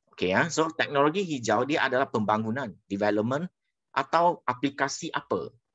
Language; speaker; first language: Malay; non-native, local second language; Chinese